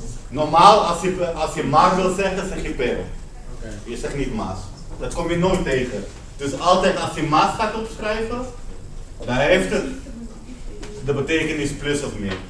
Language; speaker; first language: Dutch; non-native, fluent; Spanish